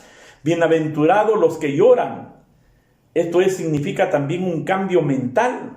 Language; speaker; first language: Spanish; native; Spanish